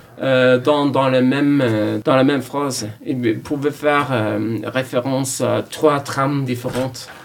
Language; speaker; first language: French; non-native, fluent; Norwegian